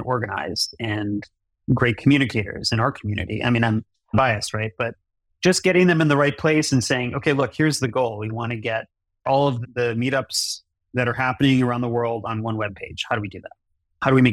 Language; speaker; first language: English; native; English